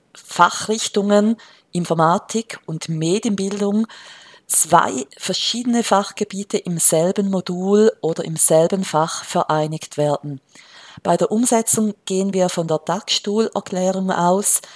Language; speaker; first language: German; native; German